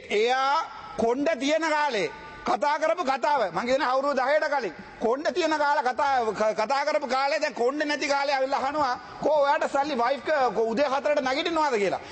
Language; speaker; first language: Sinhala; non-native, local second language; Tamil